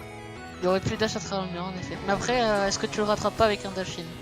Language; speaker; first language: French; native; French